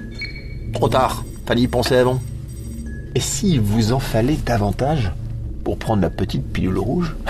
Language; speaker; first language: French; native; French